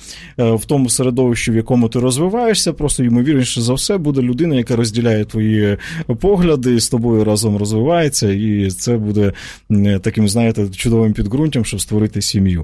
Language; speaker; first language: Ukrainian; native; Ukrainian